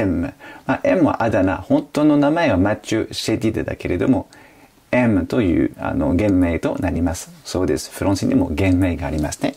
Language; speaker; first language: Japanese; non-native, fluent; French